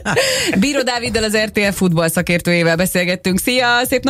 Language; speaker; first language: Hungarian; native; Hungarian